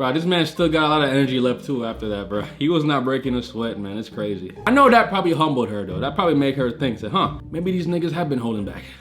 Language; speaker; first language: English; native; English